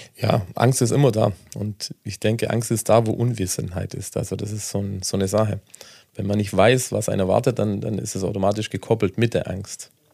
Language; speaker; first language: German; native; German